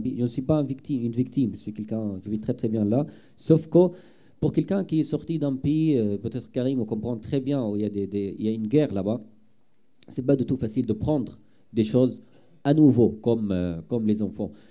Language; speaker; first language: French; non-native, fluent; Arabic